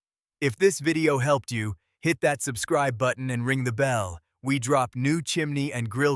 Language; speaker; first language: English; native; English